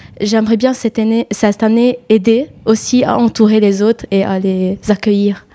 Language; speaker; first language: French; non-native, local second language; Arabic